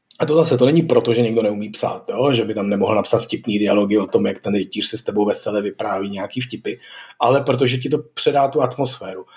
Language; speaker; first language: Czech; native; Czech